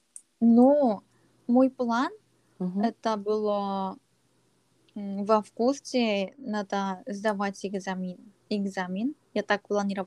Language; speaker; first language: Russian; non-native, learner; Korean